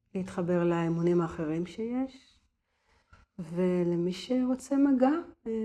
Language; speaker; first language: Hebrew; native; Hebrew